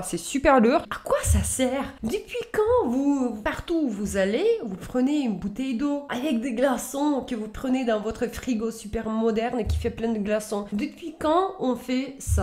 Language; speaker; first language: French; native; French